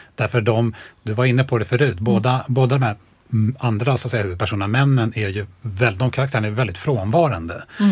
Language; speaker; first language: Swedish; native; Swedish